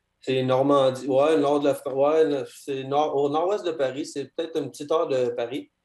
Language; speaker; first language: French; native; French